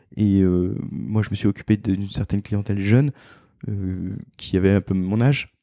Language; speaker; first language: French; native; French